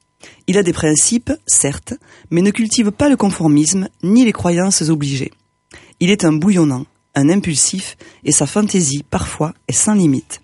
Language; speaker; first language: French; native; French